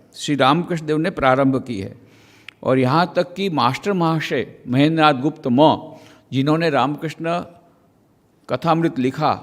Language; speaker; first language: Hindi; non-native, local second language; Gujarati